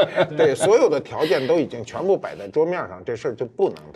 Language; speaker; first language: Chinese; native; Chinese